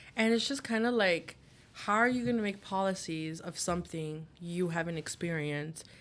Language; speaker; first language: English; native; English